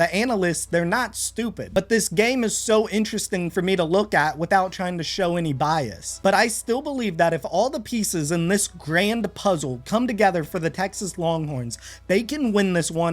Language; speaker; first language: English; native; English